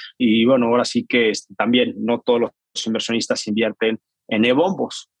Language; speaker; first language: Spanish; native; Spanish